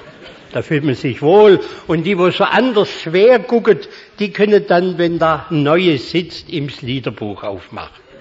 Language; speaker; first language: German; native; German